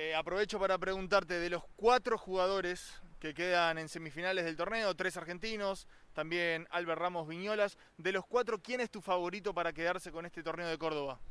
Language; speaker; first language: Spanish; native; Spanish